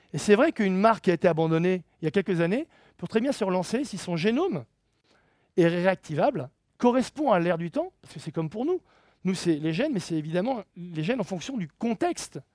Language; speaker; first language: French; native; French